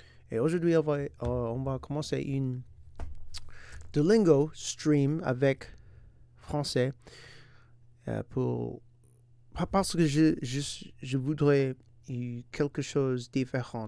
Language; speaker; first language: French; non-native, learner; English